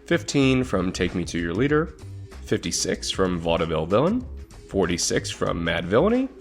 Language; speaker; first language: English; native; English